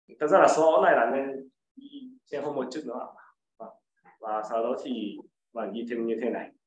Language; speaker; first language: Vietnamese; non-native, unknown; Japanese